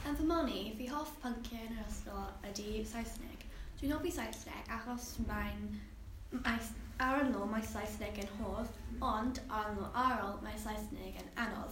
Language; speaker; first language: Welsh; non-native, learner; English